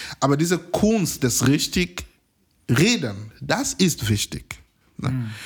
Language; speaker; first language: German; non-native, fluent; French